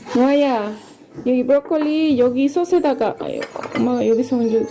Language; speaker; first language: Korean; non-native, fluent; Spanish